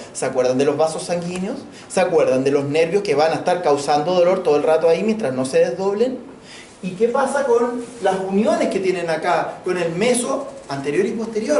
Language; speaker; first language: Spanish; native; Spanish